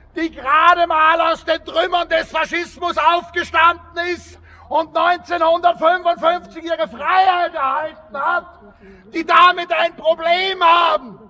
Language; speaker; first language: German; native; German